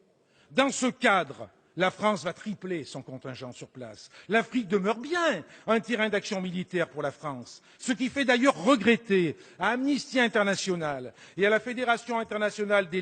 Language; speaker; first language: French; native; French